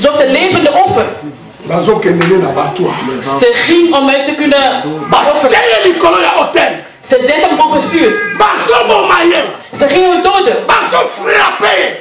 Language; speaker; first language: Dutch; non-native, learner; Lingala